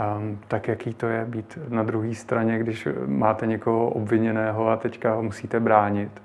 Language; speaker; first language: Czech; native; Czech